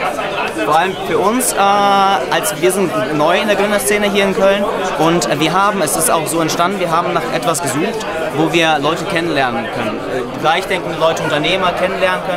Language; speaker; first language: German; non-native, fluent; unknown